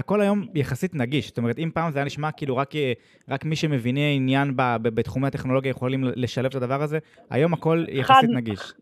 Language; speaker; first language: Hebrew; native; Hebrew